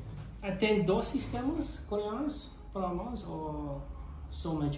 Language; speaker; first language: Portuguese; non-native, learner; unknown